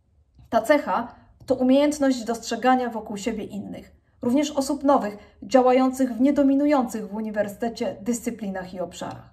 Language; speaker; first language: Polish; native; Polish